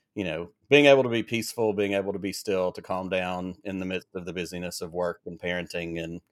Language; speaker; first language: English; native; English